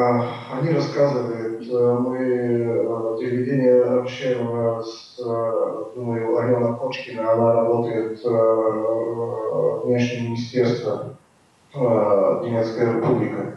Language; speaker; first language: Russian; non-native, fluent; Bulgarian